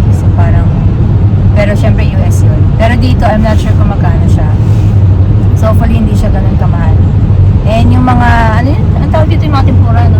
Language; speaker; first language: Filipino; native; Filipino